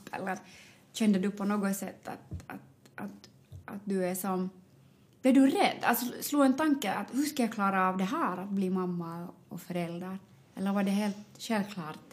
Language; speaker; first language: Swedish; native; Swedish